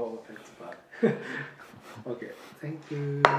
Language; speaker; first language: English; non-native, fluent; Japanese